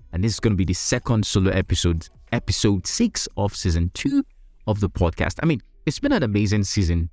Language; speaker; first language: English; non-native, local second language; Yoruba